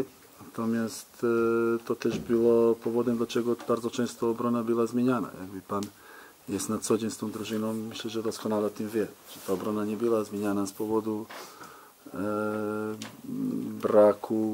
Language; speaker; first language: Polish; non-native, fluent; Serbian